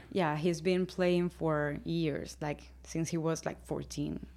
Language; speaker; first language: English; non-native, fluent; Spanish